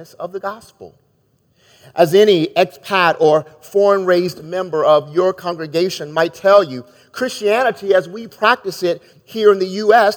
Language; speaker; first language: English; native; English